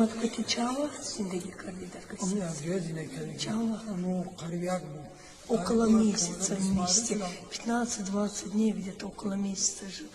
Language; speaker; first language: Russian; non-native, learner; Tajik